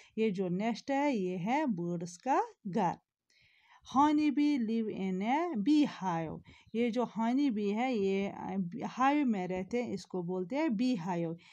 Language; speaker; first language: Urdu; non-native, local second language; Kashmiri